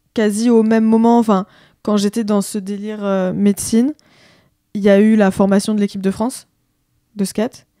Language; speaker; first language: French; native; French